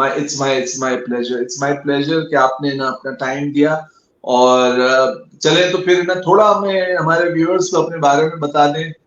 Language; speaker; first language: Urdu; native; Urdu